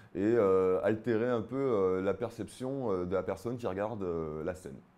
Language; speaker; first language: French; native; French